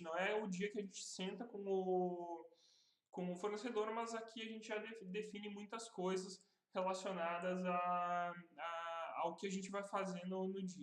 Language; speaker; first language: Portuguese; native; Portuguese